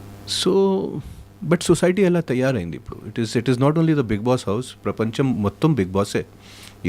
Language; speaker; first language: Telugu; non-native, fluent; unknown